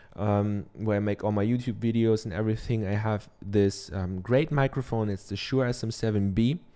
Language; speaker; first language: English; non-native, fluent; German